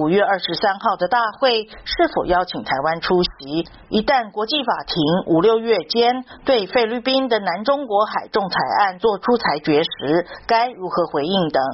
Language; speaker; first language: Chinese; native; Chinese